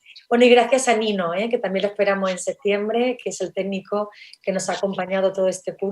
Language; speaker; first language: Spanish; native; Spanish